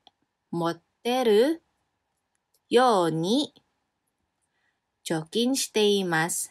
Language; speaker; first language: Japanese; non-native, fluent; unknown